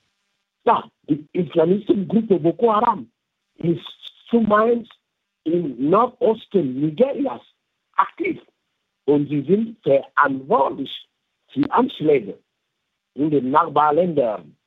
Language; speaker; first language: German; non-native, fluent; French